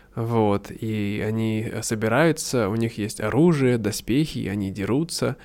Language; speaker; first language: Russian; native; Russian